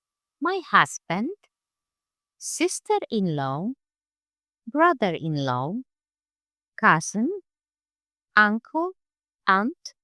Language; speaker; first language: English; non-native, fluent; Polish